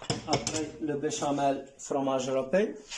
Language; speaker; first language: French; non-native, learner; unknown